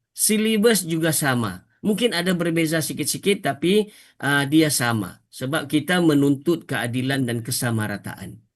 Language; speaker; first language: Malay; native; Malay